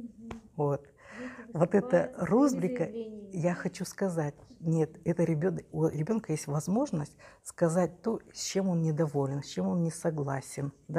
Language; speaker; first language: Russian; native; Russian